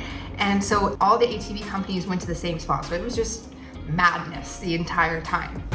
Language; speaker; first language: English; native; English